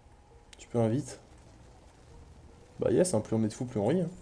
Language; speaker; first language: French; native; French